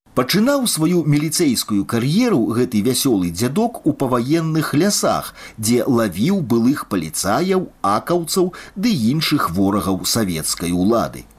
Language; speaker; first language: Belarusian; native; Belarusian